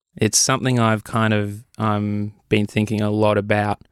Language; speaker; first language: English; native; English